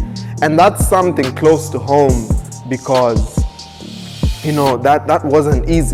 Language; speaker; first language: English; non-native, local second language; Bemba